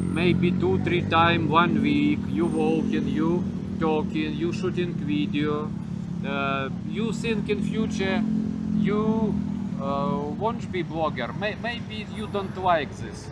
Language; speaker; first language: English; non-native, learner; Ukrainian